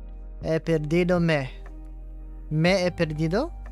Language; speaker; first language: Spanish; non-native, learner; English